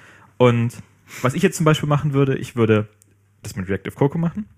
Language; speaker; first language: German; native; German